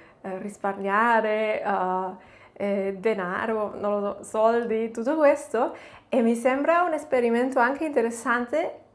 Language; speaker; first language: Italian; non-native, fluent; Catalan